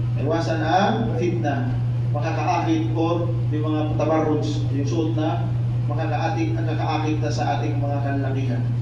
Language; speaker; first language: Filipino; non-native, local second language; Cebuano